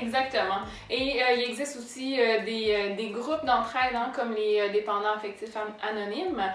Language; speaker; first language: French; native; French